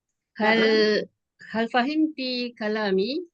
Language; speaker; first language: Arabic; non-native, learner; Malay